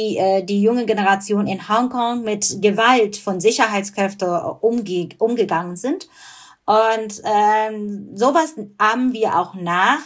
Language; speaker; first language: German; non-native, fluent; Burmese